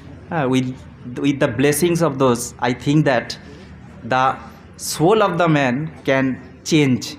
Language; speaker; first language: English; non-native, local second language; Bangla